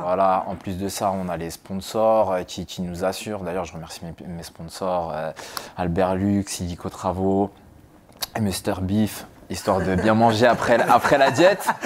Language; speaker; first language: French; native; French